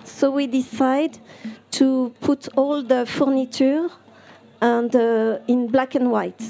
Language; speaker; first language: English; non-native, fluent; French